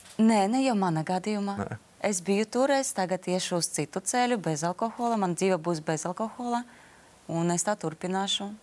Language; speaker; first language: Latvian; non-native, local second language; Russian